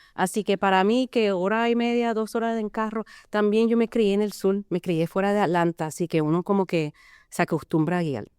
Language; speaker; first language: Spanish; early bilingual, heritage; Spanish